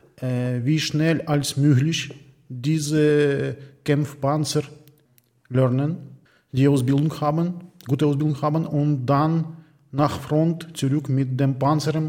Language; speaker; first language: German; non-native, learner; Ukrainian